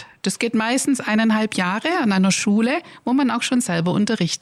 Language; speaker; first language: German; native; German